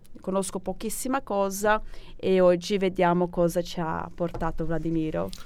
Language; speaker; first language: Italian; non-native, fluent; Portuguese